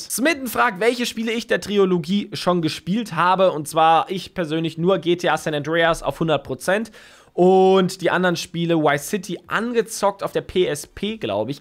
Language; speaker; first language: German; native; German